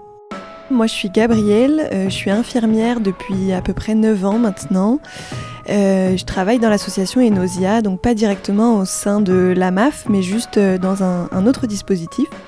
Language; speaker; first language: French; native; French